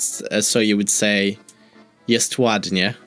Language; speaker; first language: Polish; early bilingual, heritage; Polish